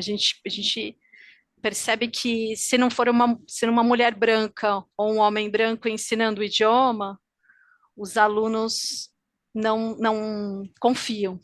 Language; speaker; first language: Portuguese; native; Portuguese